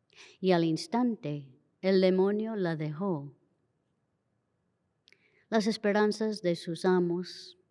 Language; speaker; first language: Spanish; native; Spanish